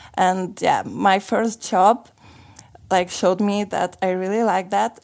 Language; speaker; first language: English; non-native, fluent; Lithuanian